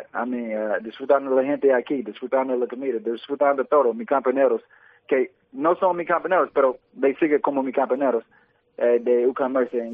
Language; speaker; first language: Spanish; early bilingual, heritage; English